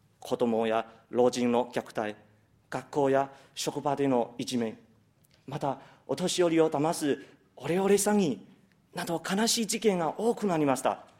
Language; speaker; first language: Japanese; non-native, fluent; Chinese